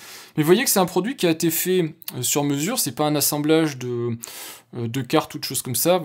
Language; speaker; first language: French; native; French